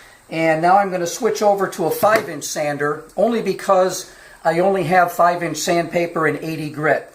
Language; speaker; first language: English; native; English